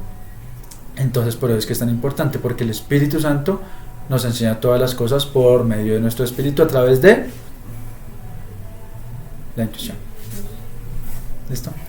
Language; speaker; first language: Spanish; native; Spanish